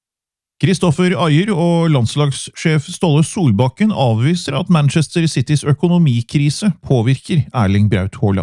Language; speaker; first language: Norwegian; native; Norwegian